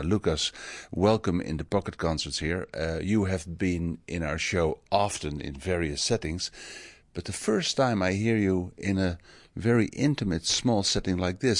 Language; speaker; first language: English; non-native, fluent; Dutch